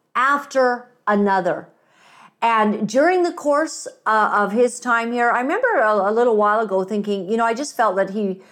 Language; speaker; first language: English; native; English